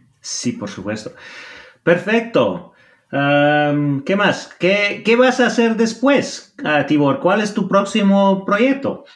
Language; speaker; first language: Spanish; non-native, fluent; English